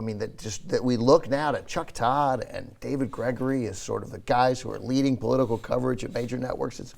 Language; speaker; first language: English; native; English